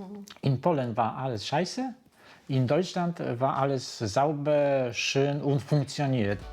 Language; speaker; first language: German; non-native, learner; Polish